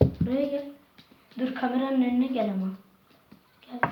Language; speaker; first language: Turkish; native; Turkish